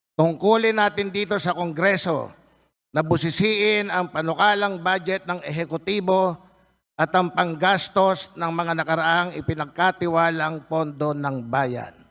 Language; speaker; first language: Filipino; native; Filipino